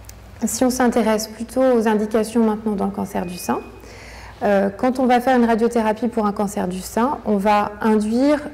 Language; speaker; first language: French; native; French